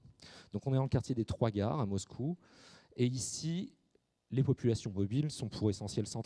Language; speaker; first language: French; native; French